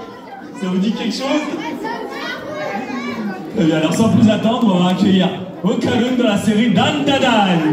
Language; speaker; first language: French; native; French